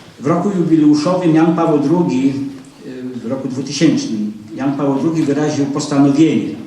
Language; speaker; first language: Polish; native; Polish